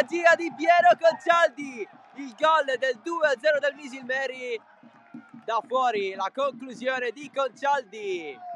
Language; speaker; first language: Italian; native; Italian